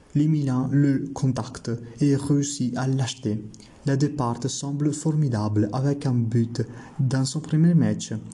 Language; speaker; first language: French; non-native, learner; Italian